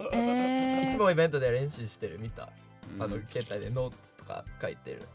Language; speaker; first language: Japanese; non-native, fluent; English